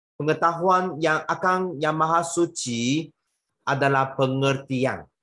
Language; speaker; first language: Malay; non-native, local second language; Chinese